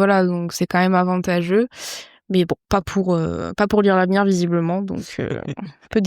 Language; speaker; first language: French; native; French